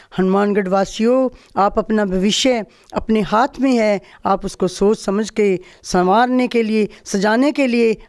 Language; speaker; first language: Hindi; native; Hindi